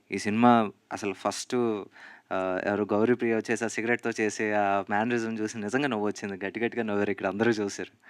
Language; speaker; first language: Telugu; native; Telugu